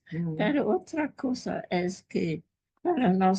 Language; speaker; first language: Spanish; non-native, fluent; English